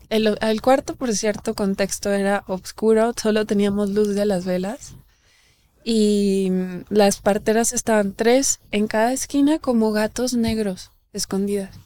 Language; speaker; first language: Spanish; native; Spanish